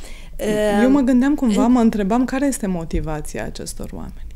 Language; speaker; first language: Romanian; native; Romanian